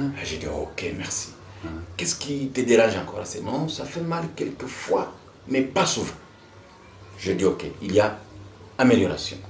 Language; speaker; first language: French; non-native, local second language; Swahili